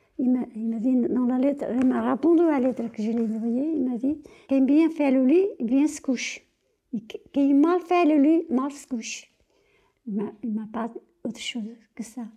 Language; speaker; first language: French; non-native, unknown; Portuguese